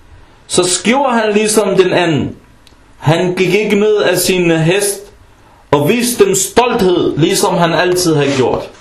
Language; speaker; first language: Danish; early bilingual, other home language; Arabic